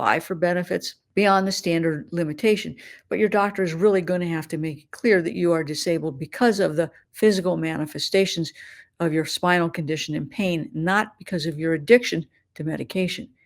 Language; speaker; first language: English; native; English